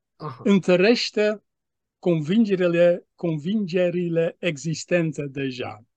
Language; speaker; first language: Romanian; non-native, fluent; Dutch